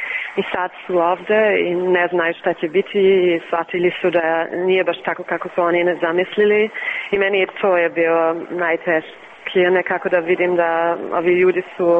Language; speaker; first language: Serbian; early bilingual, heritage; Serbian